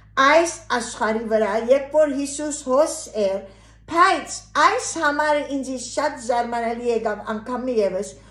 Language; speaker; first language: Armenian; early bilingual, heritage; Armenian